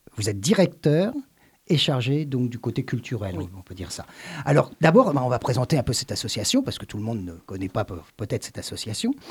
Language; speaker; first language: French; native; French